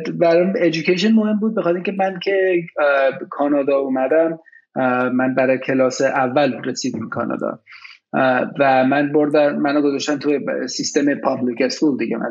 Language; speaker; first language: Persian; early bilingual, heritage; Persian